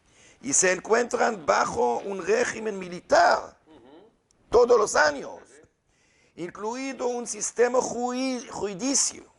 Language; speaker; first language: Spanish; non-native, learner; Hebrew